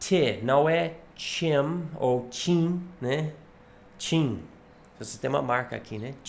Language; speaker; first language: Portuguese; non-native, fluent; English